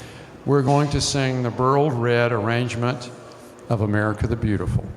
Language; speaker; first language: English; native; English